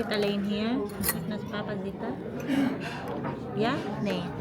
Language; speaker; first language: Dutch; non-native, fluent; Filipino